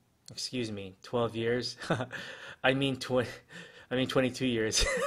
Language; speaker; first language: English; non-native, local second language; Filipino